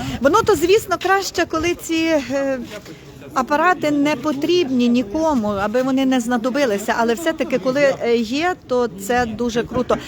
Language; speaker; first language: Ukrainian; native; Ukrainian